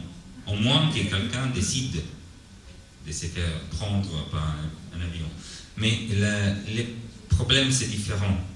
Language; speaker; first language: French; non-native, learner; Italian